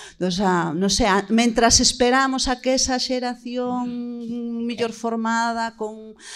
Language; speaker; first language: Galician; native; Galician